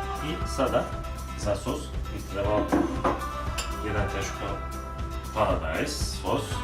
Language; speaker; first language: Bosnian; non-native, learner; Turkish